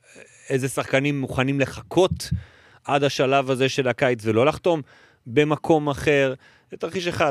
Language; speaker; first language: Hebrew; native; Hebrew